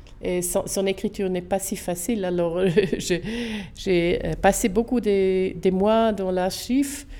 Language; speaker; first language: French; non-native, local second language; German